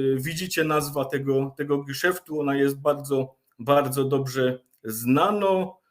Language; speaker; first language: Polish; native; Polish